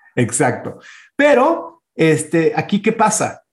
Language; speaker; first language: Spanish; early bilingual, heritage; Spanish